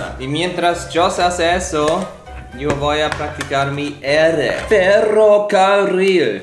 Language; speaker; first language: Spanish; non-native, learner; German